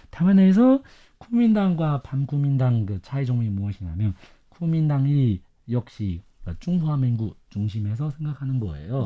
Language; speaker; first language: Korean; non-native, fluent; Chinese